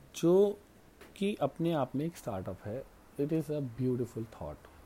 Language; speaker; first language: Hindi; native; Hindi